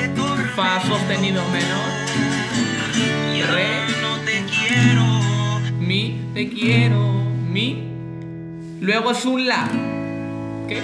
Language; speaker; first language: Spanish; native; Spanish